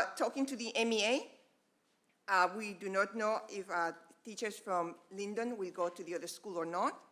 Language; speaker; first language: English; non-native, fluent; Spanish